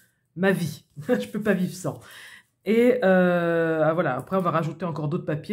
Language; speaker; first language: French; native; French